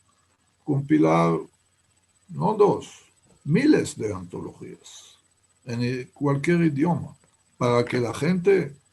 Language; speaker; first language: Spanish; non-native, fluent; Hebrew